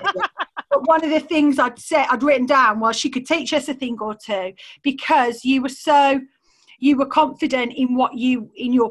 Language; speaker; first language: English; native; English